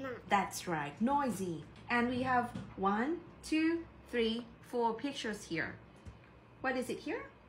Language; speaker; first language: English; non-native, fluent; Thai